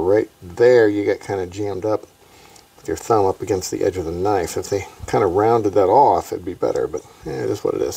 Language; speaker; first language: English; native; English